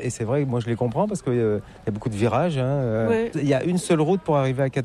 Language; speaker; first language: French; native; French